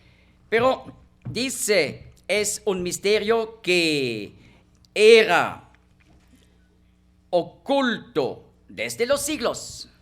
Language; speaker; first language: Spanish; non-native, fluent; German